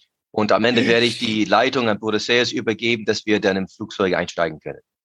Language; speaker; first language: German; native; German